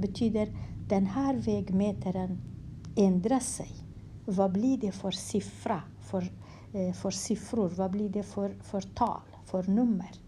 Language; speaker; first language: Swedish; non-native, fluent; Kurdish